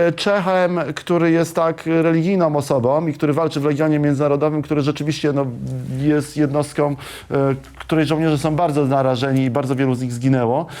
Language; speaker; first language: Polish; native; Polish